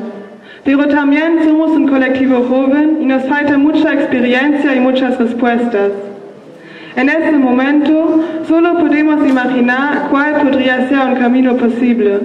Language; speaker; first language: Spanish; non-native, learner; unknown